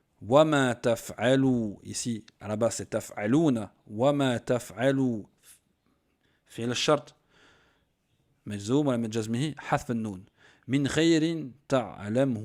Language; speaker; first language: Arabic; non-native, fluent; French